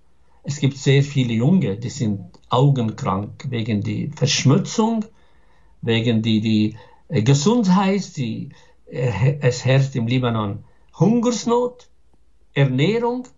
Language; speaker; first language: German; non-native, fluent; Arabic